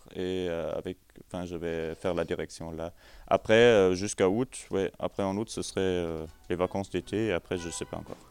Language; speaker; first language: French; non-native, fluent; German